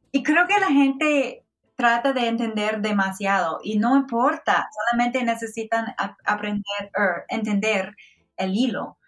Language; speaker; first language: Spanish; non-native, fluent; English